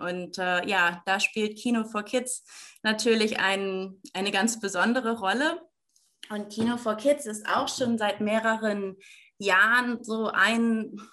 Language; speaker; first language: German; native; German